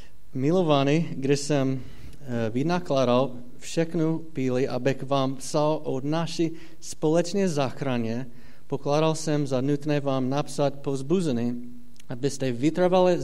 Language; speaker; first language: Czech; non-native, fluent; English